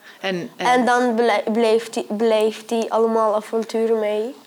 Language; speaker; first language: Dutch; early bilingual, other home language; Turkish